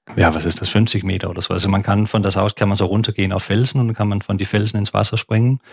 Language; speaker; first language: German; non-native, fluent; Danish